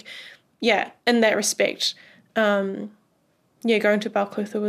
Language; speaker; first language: English; native; English